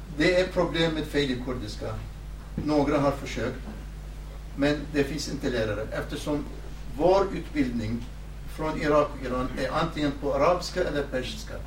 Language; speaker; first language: Swedish; non-native, fluent; Southern Kurdish